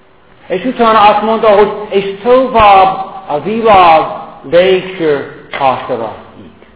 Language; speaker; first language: Hungarian; non-native, fluent; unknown